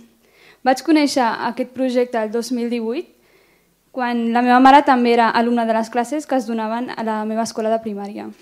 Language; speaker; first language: Catalan; early bilingual, other home language; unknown